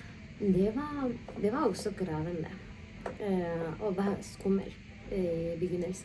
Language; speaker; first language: Norwegian; non-native, fluent; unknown